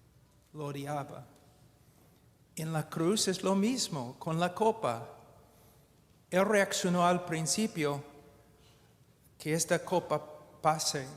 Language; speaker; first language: Spanish; non-native, fluent; English